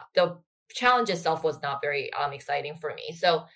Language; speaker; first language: English; non-native, fluent; Korean